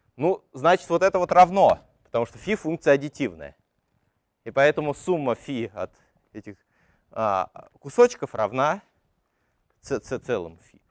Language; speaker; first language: Russian; native; Russian